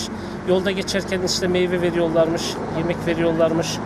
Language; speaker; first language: Turkish; native; Turkish